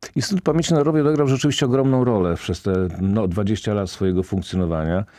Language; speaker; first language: Polish; native; Polish